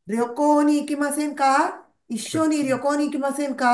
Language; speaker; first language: Japanese; non-native, fluent; Tamil